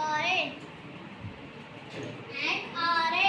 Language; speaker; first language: English; non-native, learner; Urdu